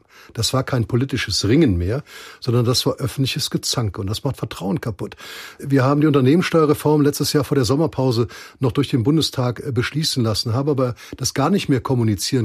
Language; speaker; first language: German; native; German